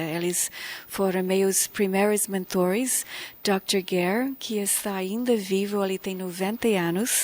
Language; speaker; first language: Portuguese; non-native, fluent; English